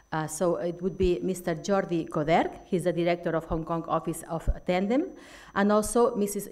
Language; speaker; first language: English; non-native, fluent; Catalan